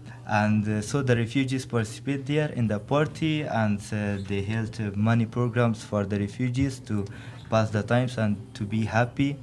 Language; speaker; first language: English; non-native, learner; Persian